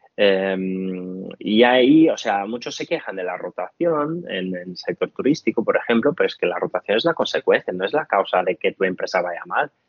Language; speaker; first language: Spanish; non-native, fluent; Portuguese